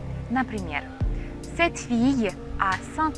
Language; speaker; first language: French; non-native, fluent; Russian